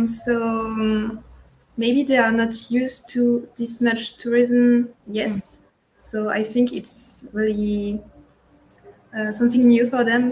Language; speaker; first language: English; non-native, fluent; French